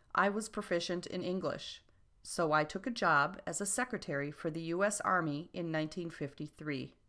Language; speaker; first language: English; non-native, fluent; French